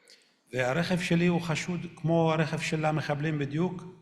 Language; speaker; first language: Hebrew; non-native, local second language; Arabic